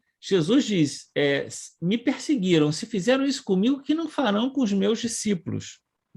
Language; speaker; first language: Portuguese; native; Portuguese